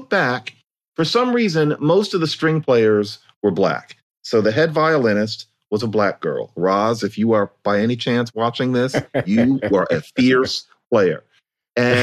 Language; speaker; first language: English; native; English